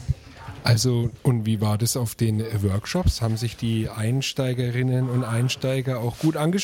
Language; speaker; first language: German; native; German